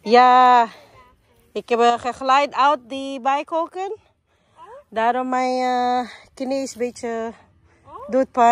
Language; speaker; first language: Dutch; non-native, learner; Filipino